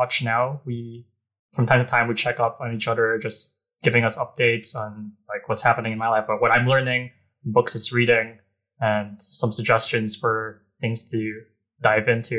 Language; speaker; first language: English; non-native, local second language; Filipino